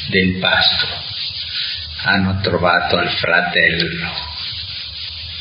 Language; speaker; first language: Italian; non-native, fluent; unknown